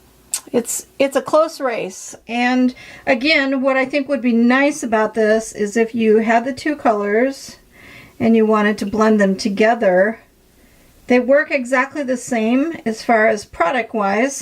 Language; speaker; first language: English; native; English